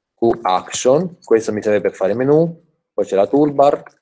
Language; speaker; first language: Italian; native; Italian